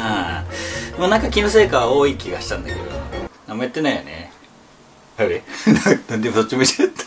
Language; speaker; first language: Japanese; native; Japanese